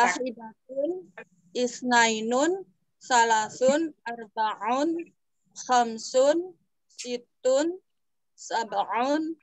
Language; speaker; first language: Arabic; non-native, learner; Indonesian